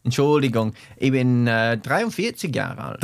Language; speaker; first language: German; non-native, fluent; English